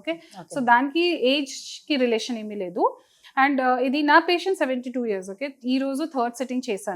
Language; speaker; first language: Telugu; non-native, fluent; Hindi